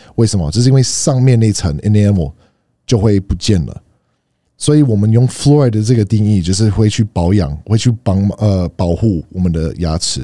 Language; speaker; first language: Chinese; non-native, fluent; English